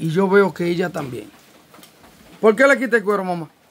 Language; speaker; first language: Spanish; native; Spanish